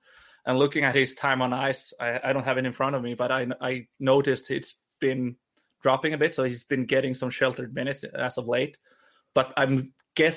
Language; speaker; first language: English; non-native, fluent; Swedish